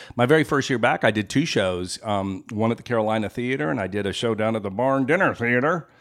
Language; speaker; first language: English; native; English